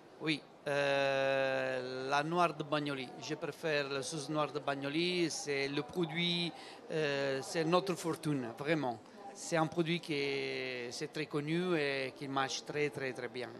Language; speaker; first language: French; non-native, learner; Italian